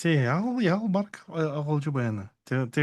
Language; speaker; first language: Mongolian; non-native, learner; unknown